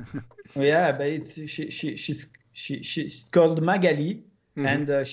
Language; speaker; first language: English; non-native, learner; French